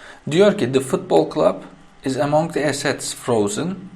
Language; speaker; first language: English; non-native, fluent; Turkish